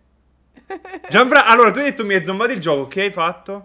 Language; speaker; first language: Italian; native; Italian